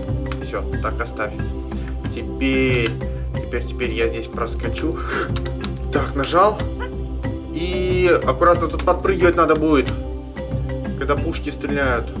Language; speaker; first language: Russian; native; Russian